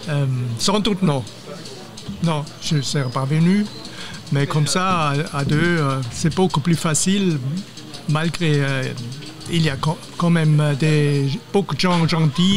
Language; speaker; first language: French; non-native, fluent; German